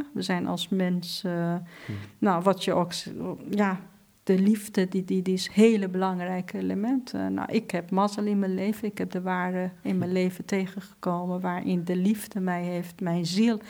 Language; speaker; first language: Dutch; non-native, fluent; Persian